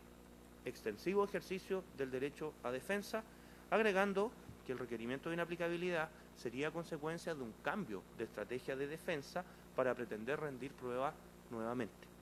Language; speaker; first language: Spanish; native; Spanish